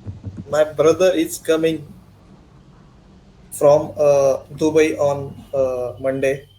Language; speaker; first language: English; non-native, learner; Hindi